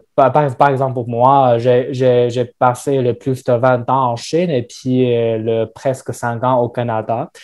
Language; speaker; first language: French; non-native, fluent; Chinese